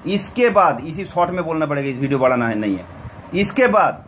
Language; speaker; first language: Hindi; non-native, local second language; Bangla